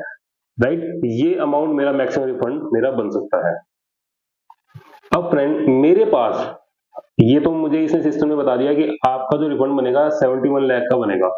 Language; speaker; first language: Hindi; native; Hindi